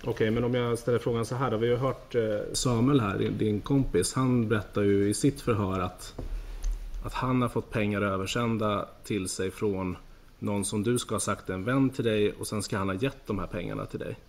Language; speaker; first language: Swedish; native; Swedish